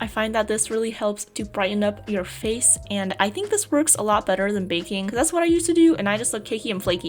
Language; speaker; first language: English; native; English